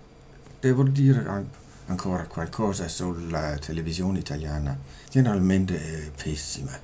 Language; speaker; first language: Italian; non-native, fluent; Danish